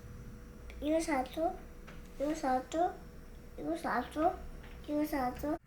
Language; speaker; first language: Korean; early bilingual, heritage; Korean